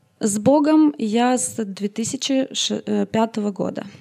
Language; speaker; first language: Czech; non-native, learner; Russian